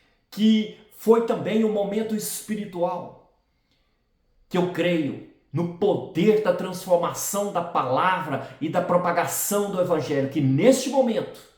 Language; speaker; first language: Portuguese; native; Portuguese